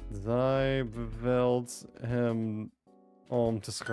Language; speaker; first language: Dutch; non-native, learner; English